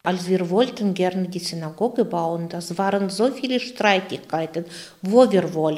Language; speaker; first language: German; non-native, fluent; Russian